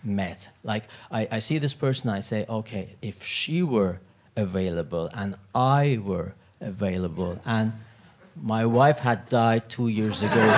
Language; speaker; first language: English; non-native, fluent; Italian